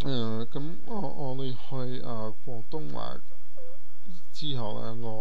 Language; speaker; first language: Cantonese; non-native, learner; Portuguese